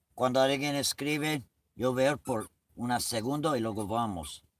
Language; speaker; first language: Spanish; non-native, learner; English